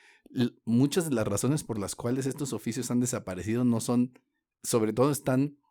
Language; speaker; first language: Spanish; native; Spanish